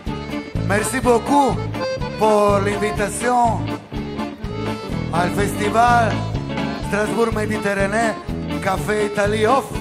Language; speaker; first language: French; non-native, learner; Italian